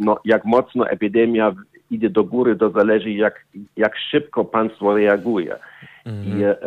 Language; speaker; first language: Polish; non-native, learner; German